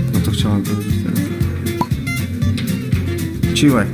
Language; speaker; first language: Polish; non-native, learner; Slovak